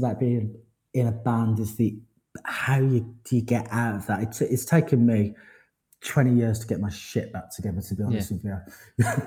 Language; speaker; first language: English; native; English